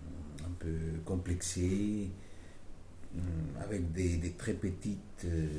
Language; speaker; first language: French; non-native, fluent; Spanish